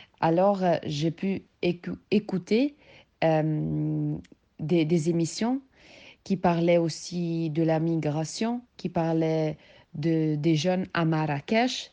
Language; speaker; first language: French; non-native, learner; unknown